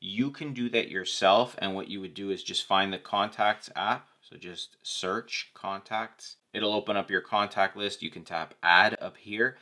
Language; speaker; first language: English; native; English